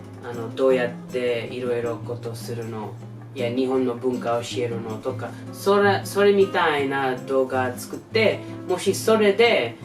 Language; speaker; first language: Japanese; non-native, learner; English